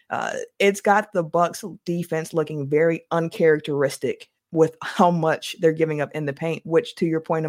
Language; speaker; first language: English; native; English